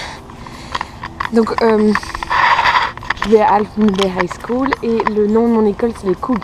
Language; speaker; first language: French; native; French